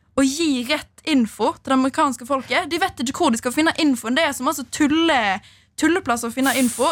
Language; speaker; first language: Norwegian; native; Norwegian